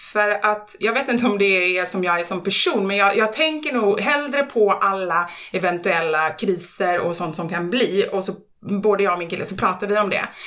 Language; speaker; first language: Swedish; native; Swedish